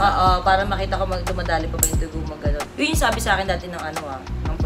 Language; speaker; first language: Filipino; native; Filipino